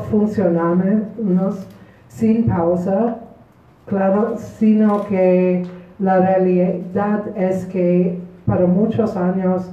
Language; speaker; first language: Spanish; non-native, fluent; Polish